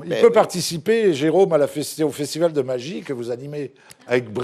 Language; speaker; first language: French; native; French